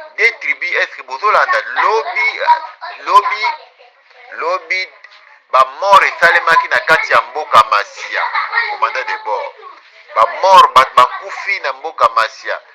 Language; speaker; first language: Lingala; native; Lingala